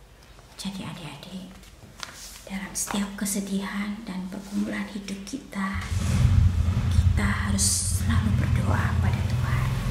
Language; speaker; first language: Indonesian; native; Indonesian